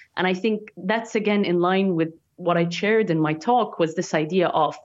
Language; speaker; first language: English; non-native, fluent; Arabic